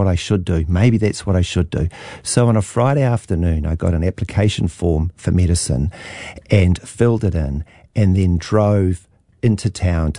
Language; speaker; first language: English; native; English